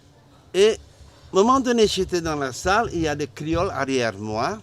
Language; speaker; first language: French; non-native, learner; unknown